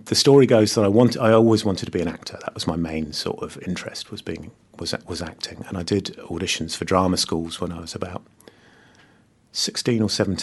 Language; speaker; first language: English; native; English